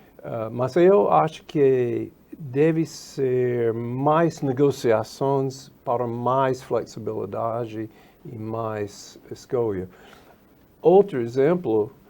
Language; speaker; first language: Portuguese; non-native, fluent; English